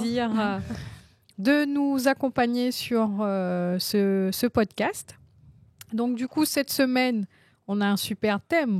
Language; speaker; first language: French; native; French